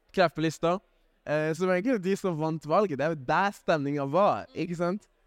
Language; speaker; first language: Norwegian; native; Norwegian